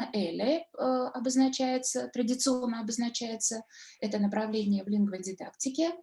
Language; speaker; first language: Russian; native; Russian